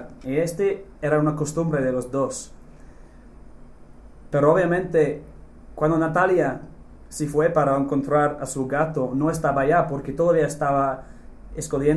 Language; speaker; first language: Spanish; non-native, fluent; English